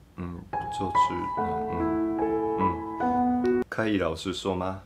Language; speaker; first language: Chinese; non-native, fluent; Japanese